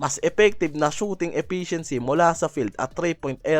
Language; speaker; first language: Filipino; native; Filipino